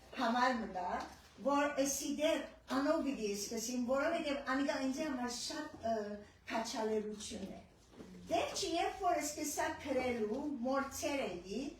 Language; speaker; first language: Armenian; early bilingual, heritage; Armenian